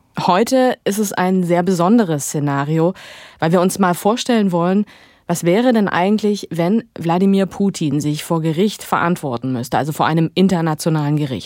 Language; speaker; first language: German; native; German